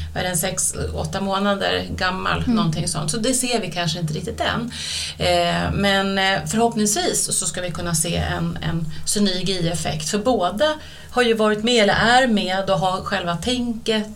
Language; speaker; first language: Swedish; native; Swedish